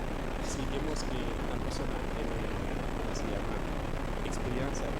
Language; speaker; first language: Spanish; non-native, fluent; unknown